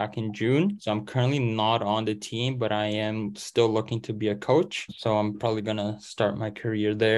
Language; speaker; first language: English; early bilingual, other home language; Portuguese